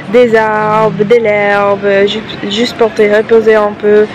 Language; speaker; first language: French; non-native, fluent; English